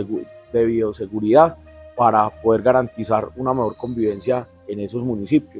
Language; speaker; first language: Spanish; native; Spanish